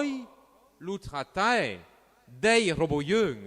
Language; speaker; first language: Khmer; non-native, fluent; French